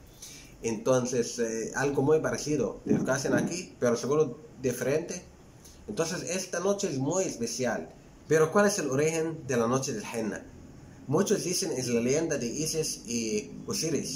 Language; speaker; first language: Spanish; non-native, fluent; Arabic